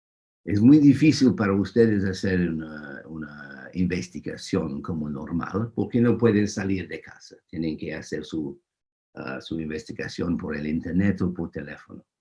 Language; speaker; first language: Spanish; non-native, fluent; English